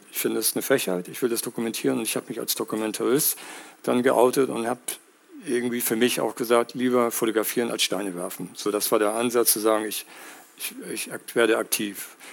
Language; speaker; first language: German; native; German